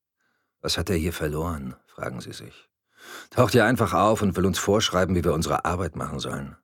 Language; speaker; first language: German; native; German